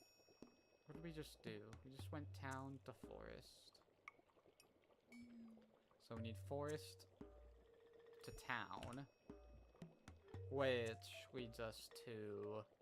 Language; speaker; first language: English; native; English